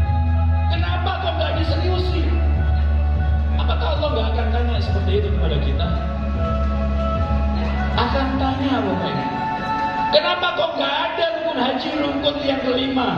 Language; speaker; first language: Indonesian; native; Indonesian